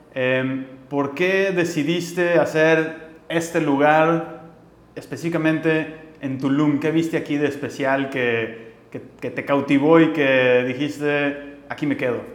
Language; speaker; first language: Spanish; native; Spanish